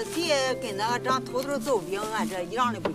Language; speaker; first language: Chinese; native; Chinese